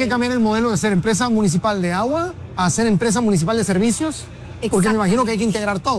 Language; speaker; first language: Spanish; native; Spanish